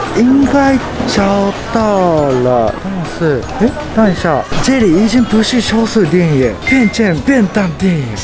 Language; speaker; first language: Chinese; non-native, fluent; Japanese